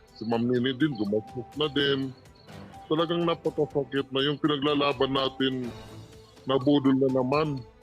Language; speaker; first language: Filipino; non-native, local second language; Waray